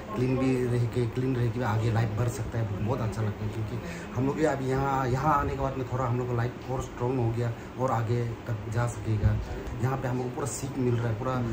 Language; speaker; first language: Hindi; non-native, local second language; Garo